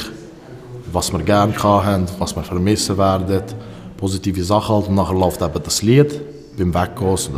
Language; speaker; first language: German; early bilingual, other home language; Albanian